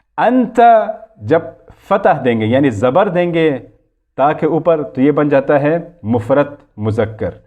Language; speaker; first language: Urdu; native; Urdu